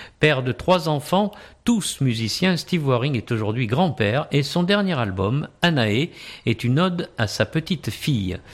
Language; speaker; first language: French; native; French